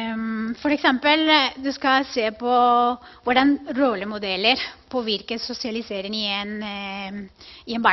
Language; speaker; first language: Norwegian; non-native, fluent; Spanish